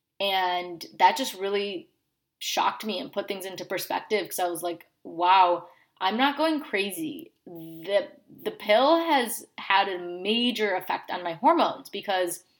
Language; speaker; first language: English; native; English